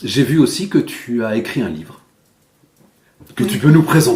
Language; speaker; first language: French; native; French